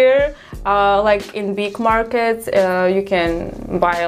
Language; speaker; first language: English; non-native, fluent; Russian